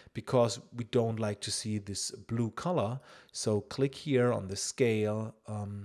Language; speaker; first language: English; non-native, fluent; German